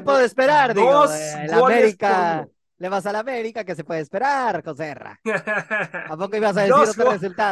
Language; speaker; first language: Spanish; native; Spanish